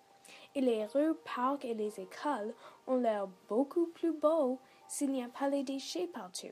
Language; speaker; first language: French; non-native, learner; English